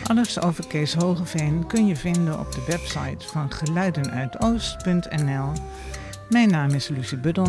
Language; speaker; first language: Dutch; native; Dutch